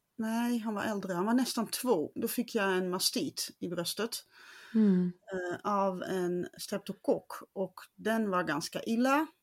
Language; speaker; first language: Swedish; non-native, fluent; Dutch